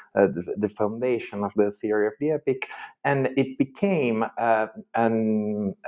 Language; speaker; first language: English; non-native, fluent; Italian